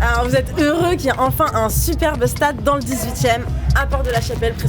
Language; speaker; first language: French; native; French